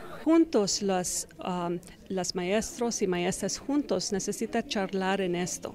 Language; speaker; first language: Spanish; non-native, learner; English